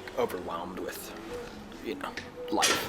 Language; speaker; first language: English; native; English